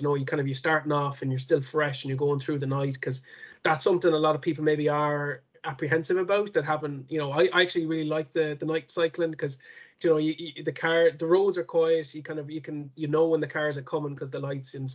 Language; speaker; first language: English; native; English